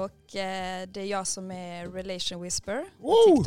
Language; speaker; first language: Swedish; early bilingual, other home language; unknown